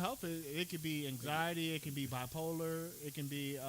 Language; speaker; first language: English; native; English